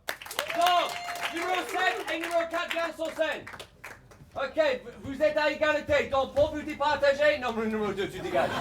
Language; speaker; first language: French; native; French